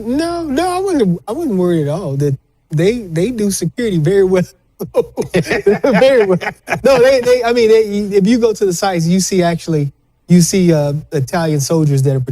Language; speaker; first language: English; native; English